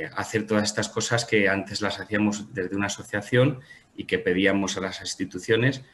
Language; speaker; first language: Spanish; native; Spanish